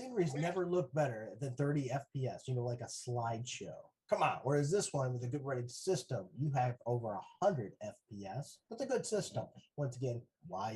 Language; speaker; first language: English; native; English